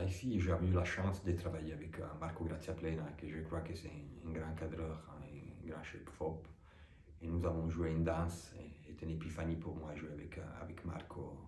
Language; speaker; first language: French; non-native, fluent; Italian